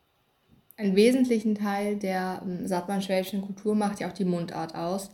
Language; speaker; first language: German; native; German